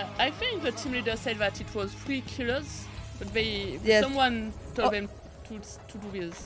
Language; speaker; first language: English; non-native, fluent; French